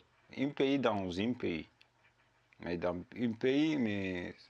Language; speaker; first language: French; non-native, learner; Arabic